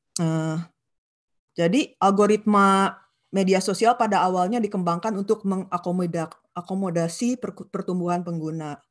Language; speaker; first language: Indonesian; non-native, local second language; Sundanese